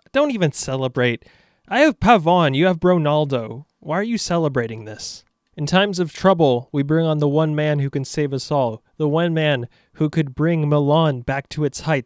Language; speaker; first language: English; native; English